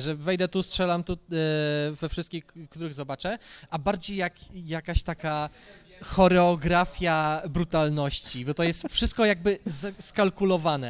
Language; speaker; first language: Polish; native; Polish